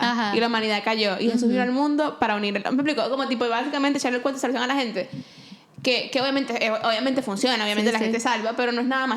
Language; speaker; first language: Spanish; native; Spanish